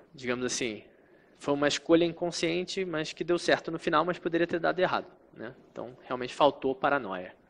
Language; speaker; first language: Portuguese; native; Portuguese